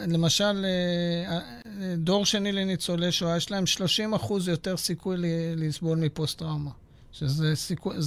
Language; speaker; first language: Hebrew; native; Hebrew